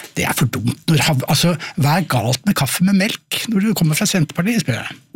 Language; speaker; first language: Norwegian; native; Norwegian